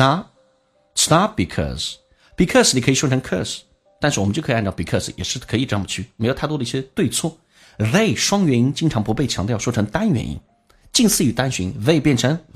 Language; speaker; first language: Chinese; native; Chinese